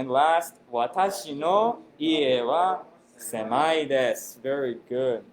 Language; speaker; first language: Japanese; non-native, fluent; English